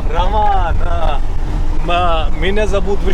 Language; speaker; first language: Russian; non-native, learner; Hindi